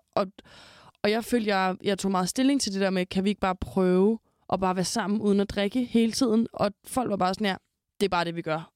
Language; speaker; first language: Danish; native; Danish